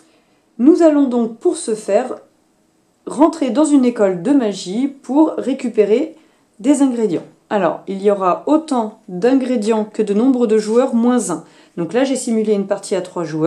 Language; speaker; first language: French; native; French